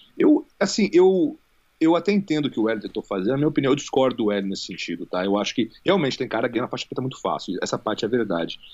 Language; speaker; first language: Portuguese; native; Portuguese